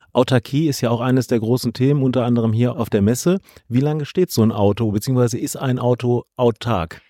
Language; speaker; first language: German; native; German